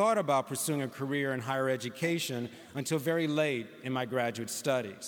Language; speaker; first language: English; native; English